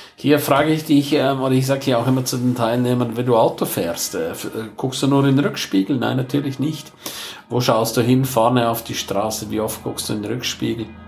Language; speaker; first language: German; non-native, local second language; Romansh